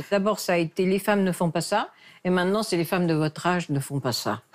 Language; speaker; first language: French; native; French